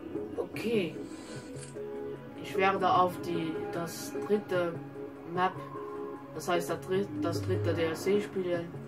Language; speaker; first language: German; non-native, learner; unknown